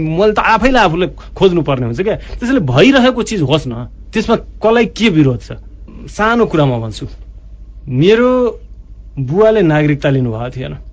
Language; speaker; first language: Nepali; non-native, local second language; Maithili